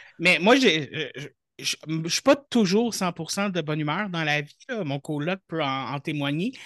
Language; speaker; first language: French; native; French